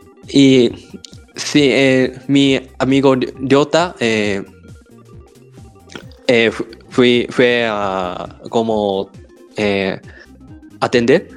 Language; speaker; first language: Spanish; non-native, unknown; Japanese